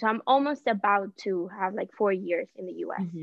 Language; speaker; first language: English; non-native, fluent; Spanish